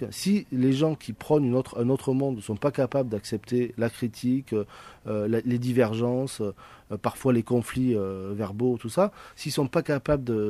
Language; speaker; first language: French; native; French